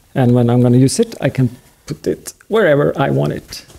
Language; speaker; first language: English; non-native, fluent; Norwegian